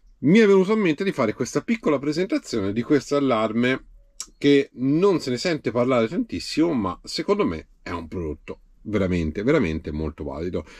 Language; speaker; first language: Italian; native; Italian